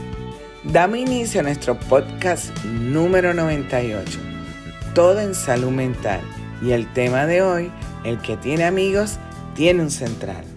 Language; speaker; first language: Spanish; native; Spanish